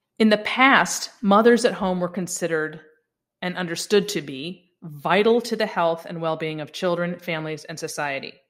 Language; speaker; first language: English; native; English